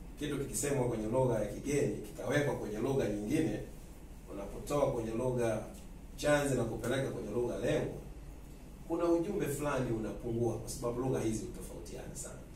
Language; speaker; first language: Swahili; native; Swahili